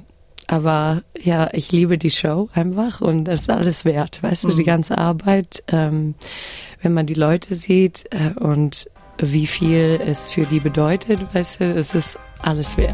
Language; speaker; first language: German; early bilingual, heritage; German